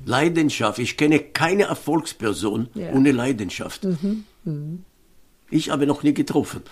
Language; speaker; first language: German; non-native, fluent; Hebrew